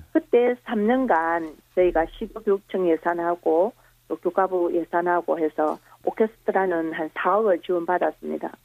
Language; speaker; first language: Korean; native; Korean